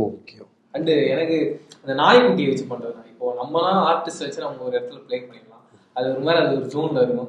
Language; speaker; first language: Tamil; native; Tamil